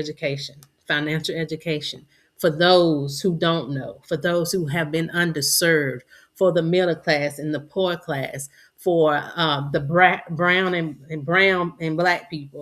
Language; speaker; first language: English; native; English